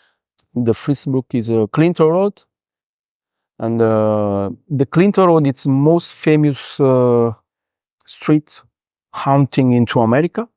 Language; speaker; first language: English; non-native, learner; Italian